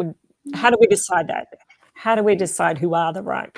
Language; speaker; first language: English; native; English